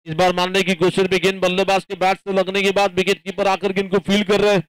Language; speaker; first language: Hindi; non-native, local second language; Marathi